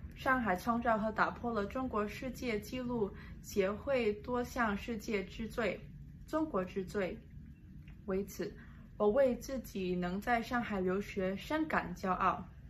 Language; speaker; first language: Chinese; non-native, local second language; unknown